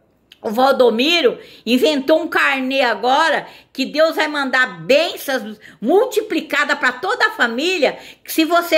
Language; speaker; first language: Portuguese; native; Portuguese